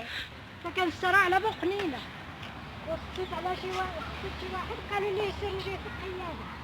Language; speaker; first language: Arabic; native; Arabic